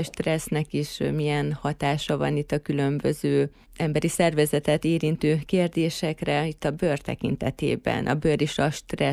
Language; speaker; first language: Hungarian; native; Hungarian